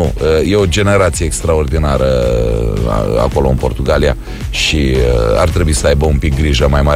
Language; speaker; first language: Romanian; native; Romanian